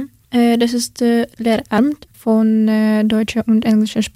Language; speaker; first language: German; non-native, learner; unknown